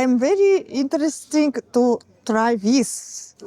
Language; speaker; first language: English; non-native, learner; Russian